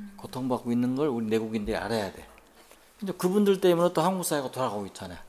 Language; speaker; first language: Korean; native; Korean